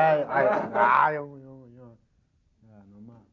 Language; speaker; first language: Dutch; non-native, learner; Turkish